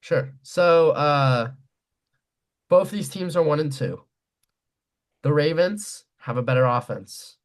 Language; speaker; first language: English; native; English